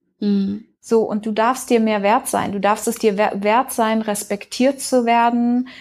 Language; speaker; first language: German; early bilingual, heritage; German